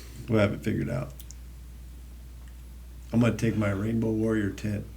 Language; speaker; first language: English; native; English